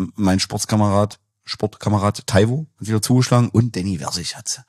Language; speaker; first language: German; native; German